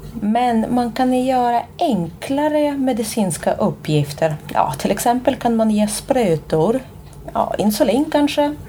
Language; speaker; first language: Swedish; non-native, fluent; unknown